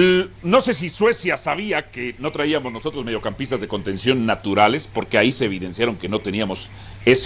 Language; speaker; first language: Spanish; native; Spanish